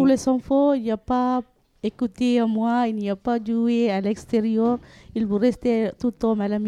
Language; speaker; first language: French; non-native, learner; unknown